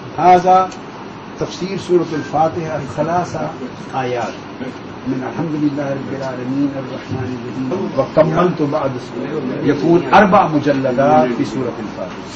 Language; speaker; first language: Arabic; non-native, learner; Urdu